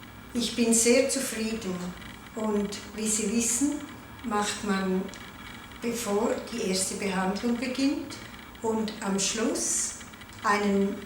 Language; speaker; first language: German; non-native, local second language; Italian